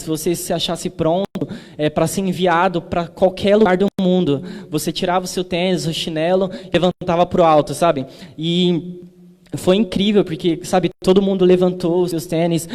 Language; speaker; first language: Portuguese; native; Portuguese